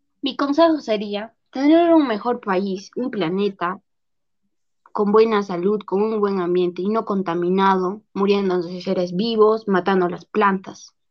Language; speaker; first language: Spanish; native; Spanish